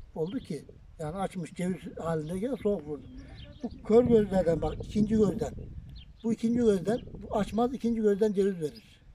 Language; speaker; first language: Turkish; native; Turkish